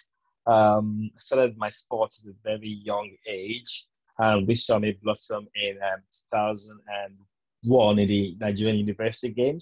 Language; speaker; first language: English; non-native, local second language; Yoruba